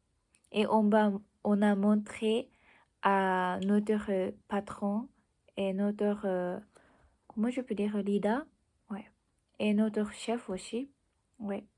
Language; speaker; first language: French; non-native, learner; Japanese